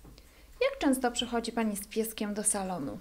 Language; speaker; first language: Polish; native; Polish